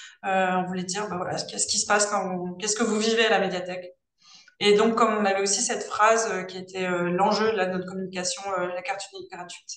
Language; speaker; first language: French; native; French